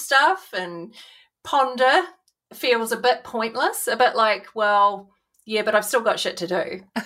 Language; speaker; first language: English; native; English